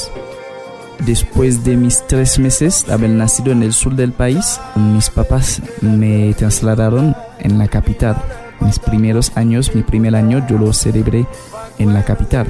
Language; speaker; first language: Spanish; non-native, fluent; Haitian Creole